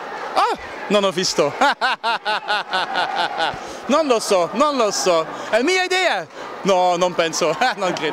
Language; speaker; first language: Italian; non-native, learner; Dutch